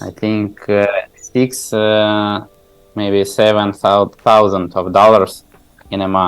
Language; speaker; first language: English; non-native, learner; Tajik